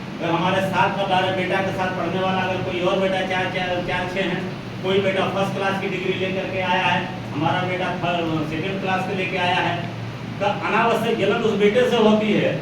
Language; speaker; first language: Hindi; native; Hindi